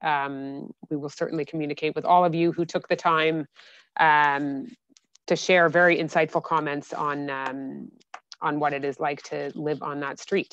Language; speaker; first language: English; native; English